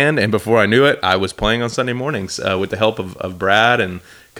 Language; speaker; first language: English; native; English